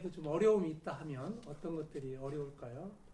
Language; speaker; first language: Korean; native; Korean